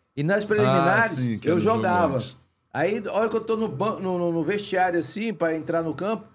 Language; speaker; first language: Portuguese; native; Portuguese